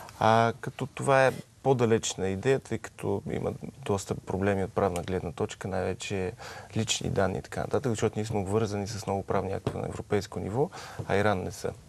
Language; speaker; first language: Bulgarian; native; Bulgarian